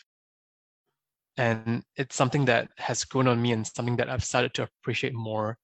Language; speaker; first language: English; native; English